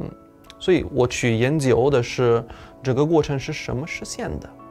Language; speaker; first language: Chinese; non-native, fluent; Italian